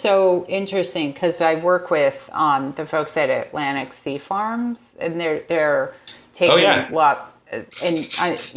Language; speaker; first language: English; native; English